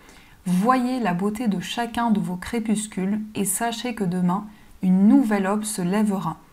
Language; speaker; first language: French; native; French